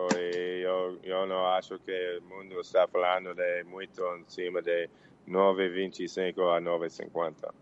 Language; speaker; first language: Portuguese; non-native, learner; English